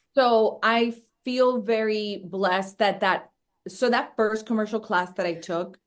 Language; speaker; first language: English; early bilingual, other home language; Spanish